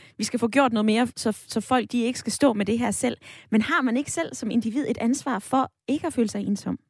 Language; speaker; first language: Danish; native; Danish